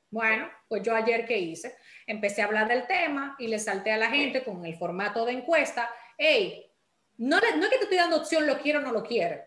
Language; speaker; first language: Spanish; native; Spanish